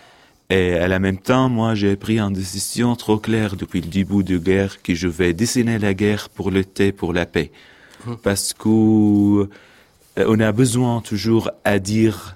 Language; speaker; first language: French; non-native, fluent; Arabic